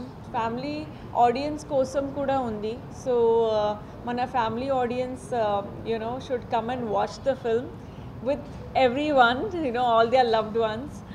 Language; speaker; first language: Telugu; non-native, fluent; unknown